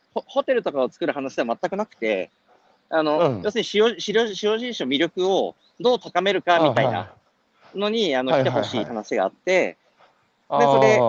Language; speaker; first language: Japanese; native; Japanese